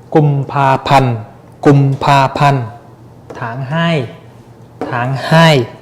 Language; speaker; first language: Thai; non-native, fluent; Vietnamese